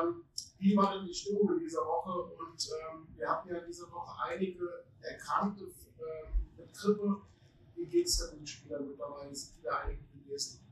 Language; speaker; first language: German; native; German